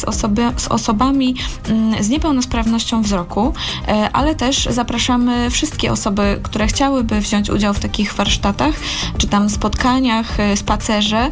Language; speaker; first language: Polish; native; Polish